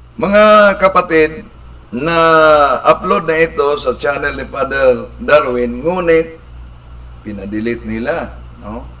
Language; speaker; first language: Filipino; non-native, local second language; Cebuano